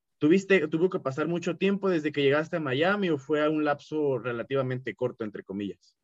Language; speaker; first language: Spanish; native; Spanish